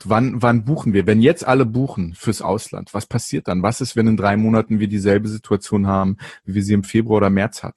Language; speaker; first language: German; native; German